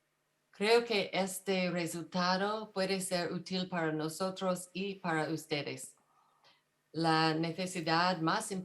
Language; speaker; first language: Spanish; non-native, fluent; English